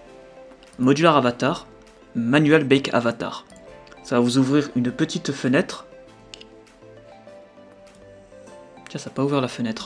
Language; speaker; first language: French; native; French